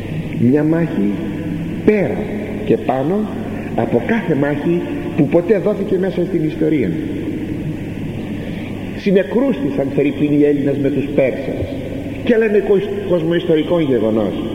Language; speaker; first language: Greek; native; Greek